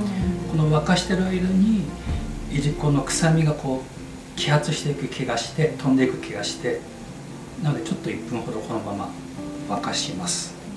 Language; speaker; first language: Japanese; native; Japanese